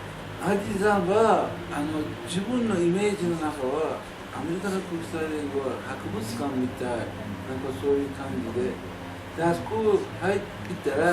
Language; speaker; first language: Japanese; non-native, learner; Persian